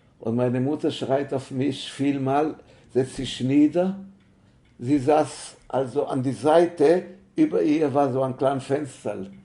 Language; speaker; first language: German; native; German